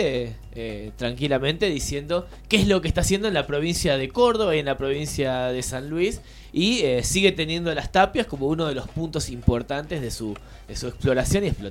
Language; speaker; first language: Spanish; native; Spanish